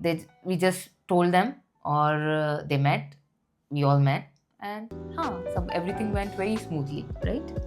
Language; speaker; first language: English; non-native, local second language; Hindi